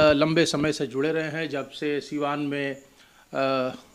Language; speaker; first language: Hindi; native; Hindi